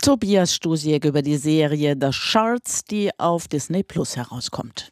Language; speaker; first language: German; native; German